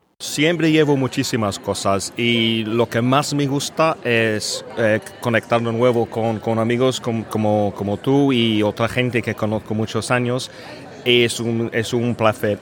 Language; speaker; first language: Spanish; non-native, fluent; English